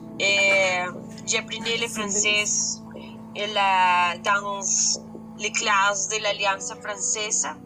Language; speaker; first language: French; non-native, learner; Spanish